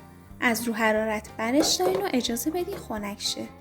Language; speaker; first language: Persian; native; Persian